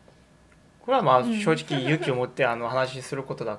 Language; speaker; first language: Japanese; non-native, fluent; Korean